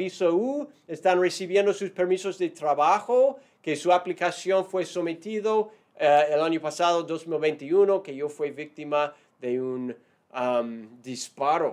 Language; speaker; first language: Spanish; non-native, fluent; English